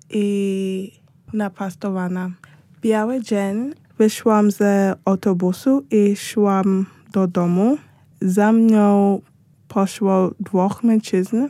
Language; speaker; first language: Polish; non-native, learner; Shona